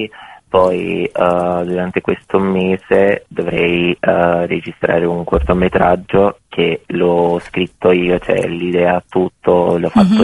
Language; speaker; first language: Italian; non-native, fluent; Bosnian